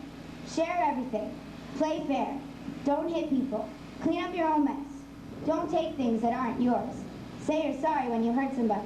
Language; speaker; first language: English; native; English